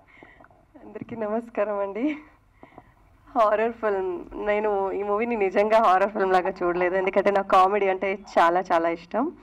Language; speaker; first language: Telugu; non-native, fluent; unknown